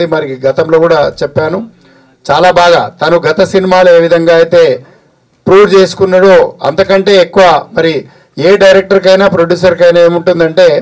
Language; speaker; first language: Telugu; native; Telugu